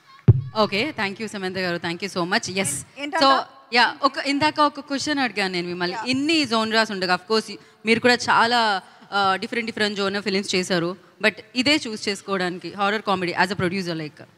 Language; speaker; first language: Telugu; native; Telugu